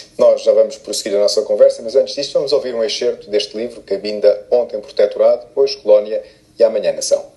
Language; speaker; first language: Portuguese; native; Portuguese